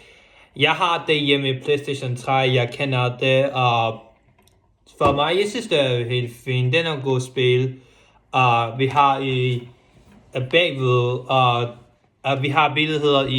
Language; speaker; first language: Danish; non-native, local second language; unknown